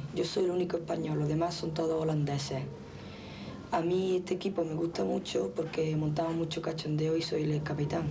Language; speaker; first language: Spanish; early bilingual, heritage; Spanish